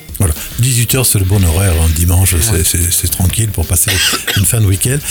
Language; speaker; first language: French; native; French